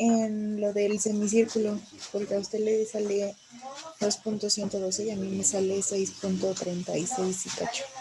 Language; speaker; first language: Spanish; native; Spanish